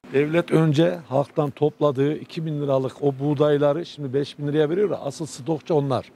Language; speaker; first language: Turkish; native; Turkish